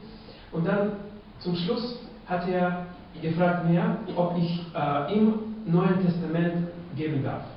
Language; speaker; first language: German; non-native, fluent; Russian